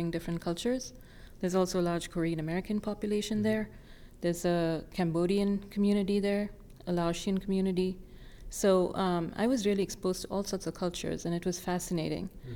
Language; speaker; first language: English; non-native, local second language; Tamil